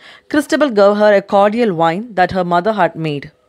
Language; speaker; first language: English; non-native, local second language; Malayalam